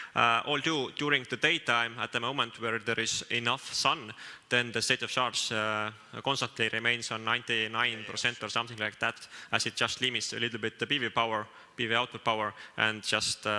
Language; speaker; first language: English; non-native, fluent; Estonian